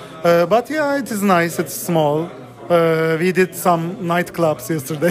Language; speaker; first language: English; non-native, fluent; Turkish